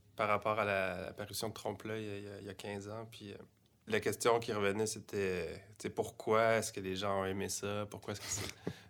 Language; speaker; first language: French; native; French